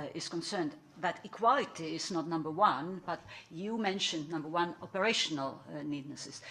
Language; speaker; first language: English; non-native, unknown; Estonian